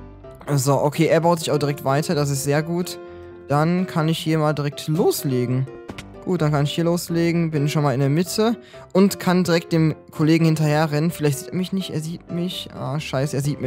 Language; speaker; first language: German; native; German